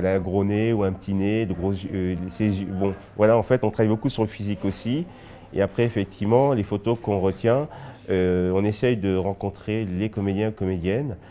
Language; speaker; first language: French; early bilingual, other home language; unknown